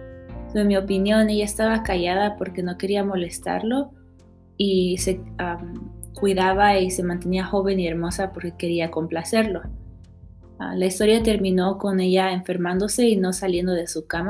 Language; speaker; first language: Spanish; early bilingual, heritage; Spanish